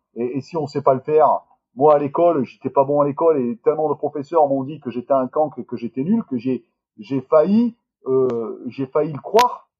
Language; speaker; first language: French; native; French